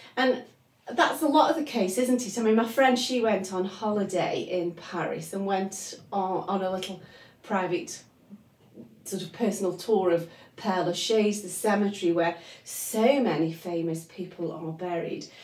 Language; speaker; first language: English; native; English